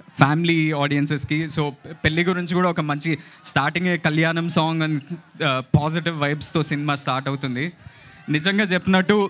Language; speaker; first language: Telugu; native; Telugu